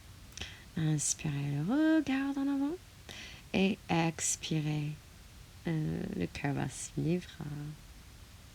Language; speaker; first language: French; non-native, fluent; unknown